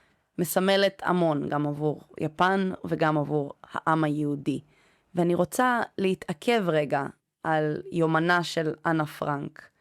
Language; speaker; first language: Hebrew; native; Hebrew